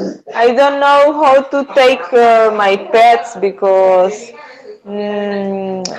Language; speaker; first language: English; non-native, learner; Spanish